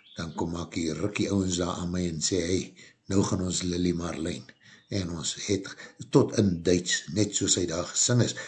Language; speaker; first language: Afrikaans; native; Afrikaans